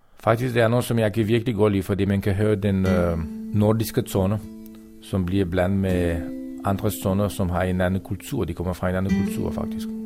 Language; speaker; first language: Danish; non-native, fluent; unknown